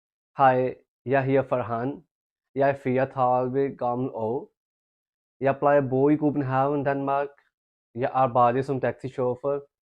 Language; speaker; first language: Swedish; non-native, learner; Urdu